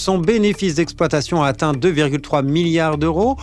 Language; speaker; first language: French; native; French